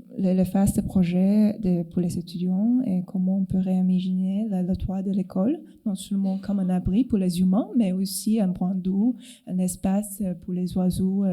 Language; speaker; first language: French; non-native, fluent; Cantonese